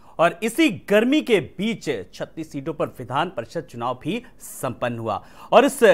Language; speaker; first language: Hindi; native; Hindi